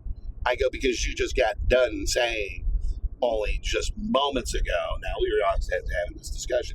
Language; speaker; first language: English; native; English